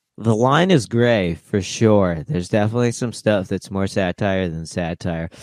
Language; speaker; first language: English; early bilingual, other home language; Russian